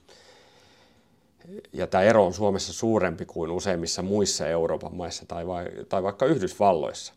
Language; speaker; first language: Finnish; native; Finnish